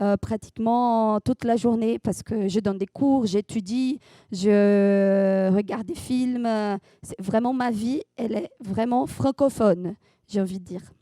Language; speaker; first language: French; non-native, fluent; Portuguese